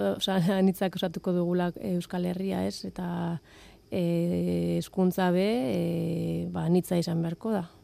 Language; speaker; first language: Basque; native; Basque